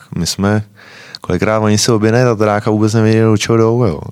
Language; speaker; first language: Czech; native; Czech